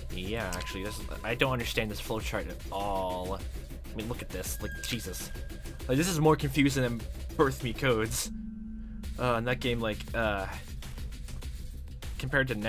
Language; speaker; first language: English; native; English